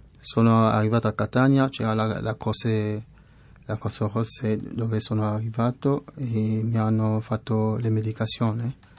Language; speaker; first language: Italian; non-native, fluent; French